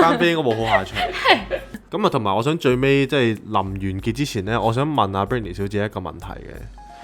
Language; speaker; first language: Cantonese; native; Cantonese